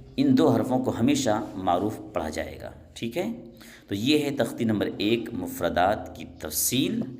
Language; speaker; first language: Urdu; native; Urdu